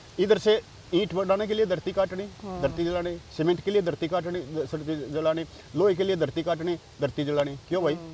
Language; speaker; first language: Hindi; native; Hindi